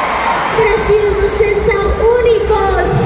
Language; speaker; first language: Spanish; non-native, fluent; Portuguese